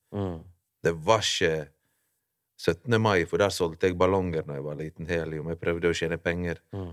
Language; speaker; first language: Norwegian; early bilingual, other home language; Bosnian